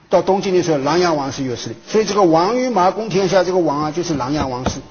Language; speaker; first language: Chinese; native; Chinese